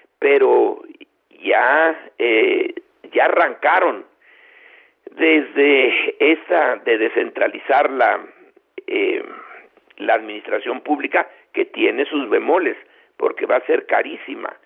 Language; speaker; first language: Spanish; native; Spanish